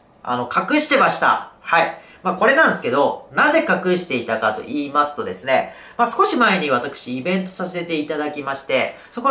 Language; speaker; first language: Japanese; native; Japanese